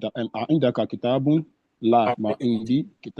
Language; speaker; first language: Arabic; non-native, learner; English